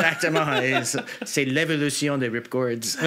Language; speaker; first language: French; non-native, local second language; English